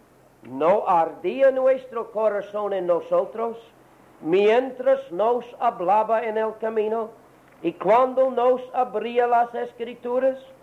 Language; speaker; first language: Spanish; non-native, learner; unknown